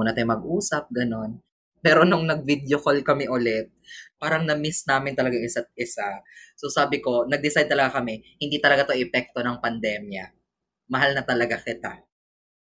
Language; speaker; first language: English; non-native, local second language; Cebuano